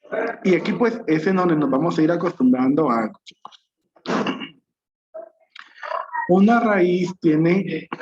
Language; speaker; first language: Spanish; native; Spanish